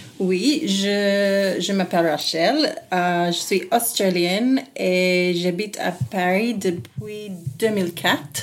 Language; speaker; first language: French; non-native, learner; English